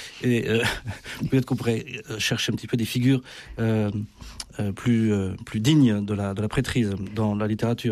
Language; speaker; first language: French; native; French